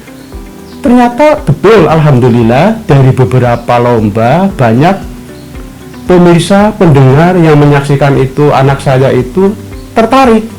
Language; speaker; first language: Indonesian; non-native, local second language; Javanese